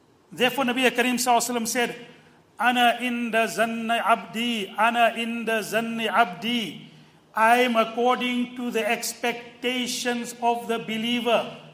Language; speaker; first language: English; native; English